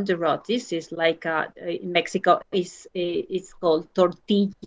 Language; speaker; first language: English; non-native, learner; Spanish